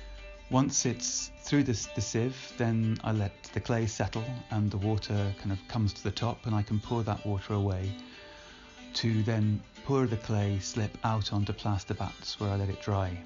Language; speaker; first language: English; native; English